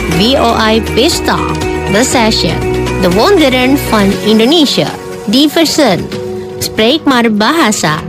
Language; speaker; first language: Dutch; non-native, fluent; Indonesian